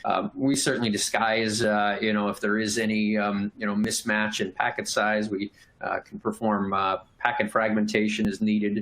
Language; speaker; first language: English; native; English